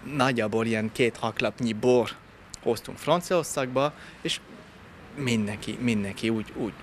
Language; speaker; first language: Hungarian; non-native, fluent; French